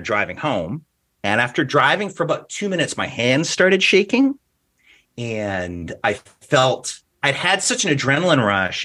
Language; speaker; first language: English; native; English